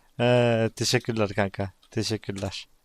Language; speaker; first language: Turkish; native; Turkish